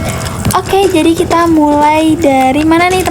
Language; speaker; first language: Indonesian; native; Indonesian